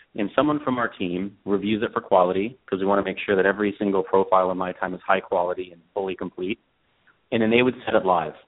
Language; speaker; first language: English; native; English